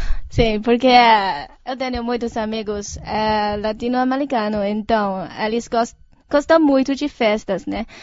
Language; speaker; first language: Portuguese; non-native, fluent; Chinese